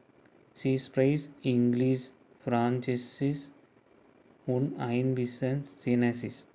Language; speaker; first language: German; non-native, learner; Tamil